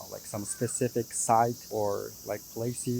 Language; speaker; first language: English; non-native, fluent; Japanese